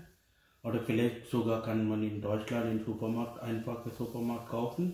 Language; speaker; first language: German; non-native, learner; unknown